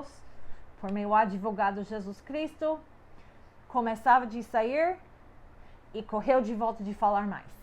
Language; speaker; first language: Portuguese; non-native, fluent; English